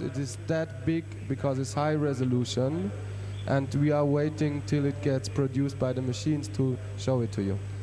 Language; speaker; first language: English; non-native, fluent; German